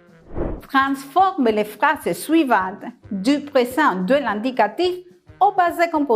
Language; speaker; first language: French; non-native, fluent; Spanish